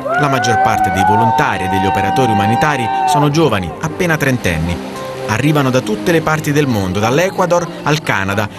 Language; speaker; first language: Italian; native; Italian